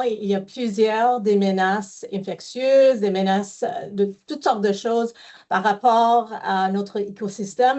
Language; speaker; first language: French; non-native, fluent; English